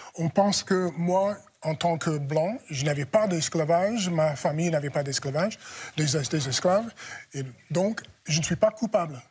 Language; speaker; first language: French; non-native, fluent; English